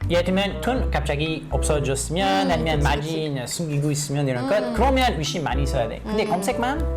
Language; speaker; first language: Korean; non-native, learner; English